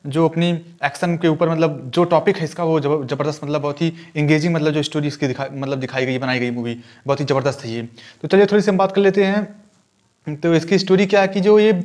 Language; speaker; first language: Hindi; native; Hindi